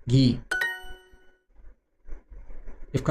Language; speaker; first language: Greek; non-native, learner; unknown